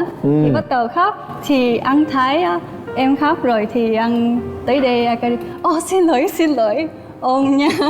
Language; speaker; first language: Vietnamese; non-native, learner; Japanese